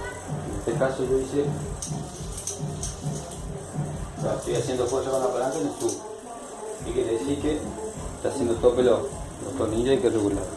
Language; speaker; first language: Spanish; native; Spanish